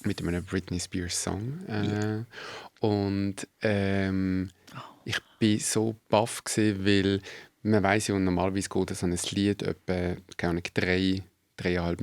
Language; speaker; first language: German; native; German